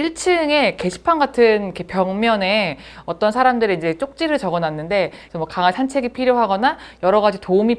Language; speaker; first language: Korean; native; Korean